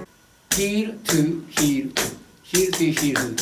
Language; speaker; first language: Japanese; native; Japanese